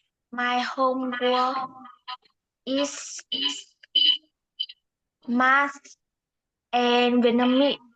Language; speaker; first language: English; non-native, learner; Vietnamese